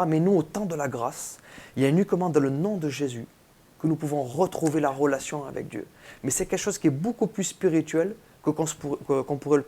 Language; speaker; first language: French; native; French